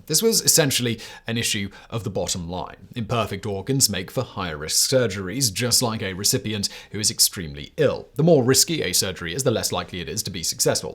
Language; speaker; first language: English; native; English